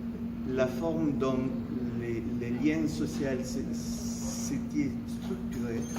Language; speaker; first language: French; non-native, fluent; Italian